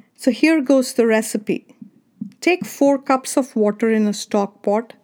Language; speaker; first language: English; non-native, local second language; Kannada